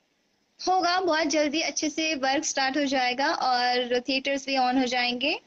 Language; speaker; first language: Hindi; native; Hindi